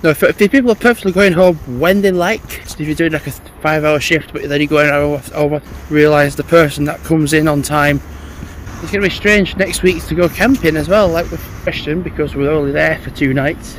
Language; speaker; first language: English; native; English